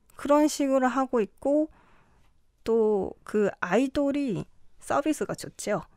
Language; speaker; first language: Korean; non-native, fluent; Japanese